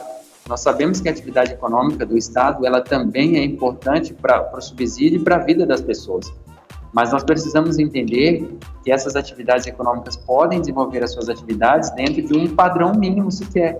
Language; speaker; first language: Portuguese; native; Portuguese